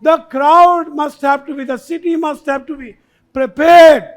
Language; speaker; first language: English; non-native, local second language; Hindi